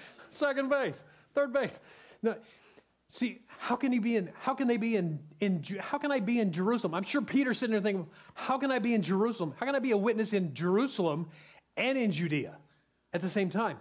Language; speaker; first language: English; native; English